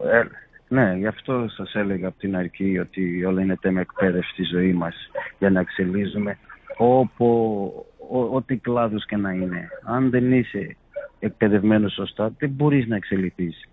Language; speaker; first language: Greek; non-native, fluent; Portuguese